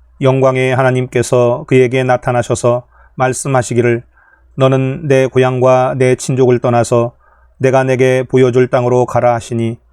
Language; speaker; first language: Korean; native; Korean